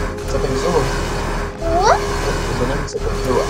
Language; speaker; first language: French; native; French